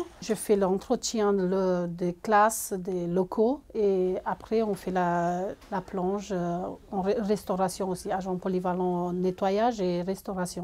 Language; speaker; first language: French; non-native, fluent; Romanian